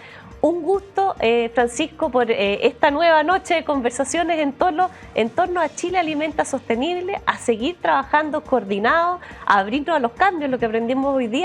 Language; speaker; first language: Spanish; native; Spanish